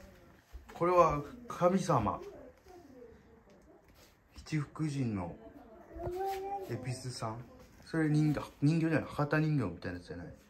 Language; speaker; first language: Japanese; native; Japanese